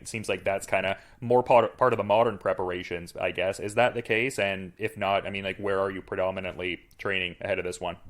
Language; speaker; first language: English; native; English